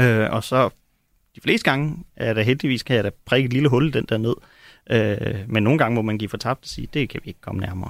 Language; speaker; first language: Danish; native; Danish